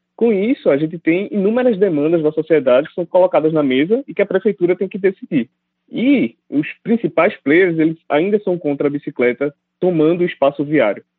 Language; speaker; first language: Portuguese; native; Portuguese